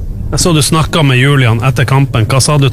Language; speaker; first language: Norwegian; native; Norwegian